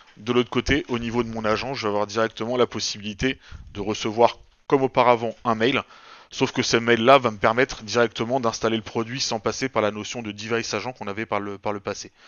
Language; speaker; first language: French; native; French